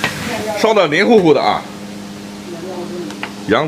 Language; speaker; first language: Chinese; native; Chinese